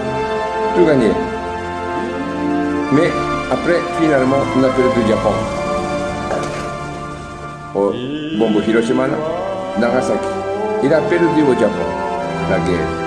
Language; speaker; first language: French; non-native, learner; Japanese